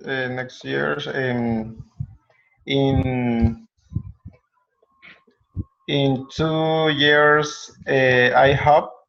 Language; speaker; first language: English; non-native, learner; Spanish